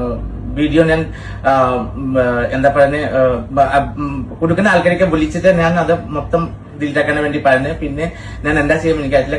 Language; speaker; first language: Malayalam; non-native, local second language; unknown